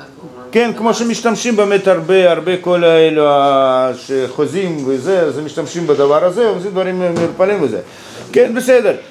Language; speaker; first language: Hebrew; non-native, fluent; Russian